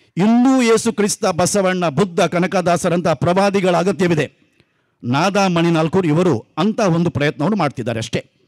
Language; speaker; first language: Kannada; non-native, local second language; Konkani